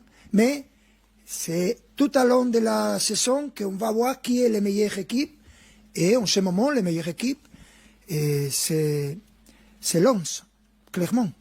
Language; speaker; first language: French; non-native, fluent; Spanish